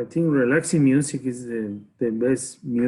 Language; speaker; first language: English; non-native, learner; Spanish